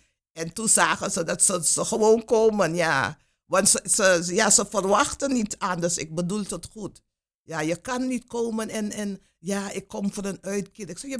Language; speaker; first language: Dutch; non-native, local second language; Papiamento